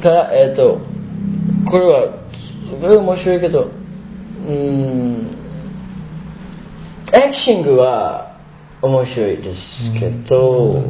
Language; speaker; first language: Japanese; non-native, learner; Burmese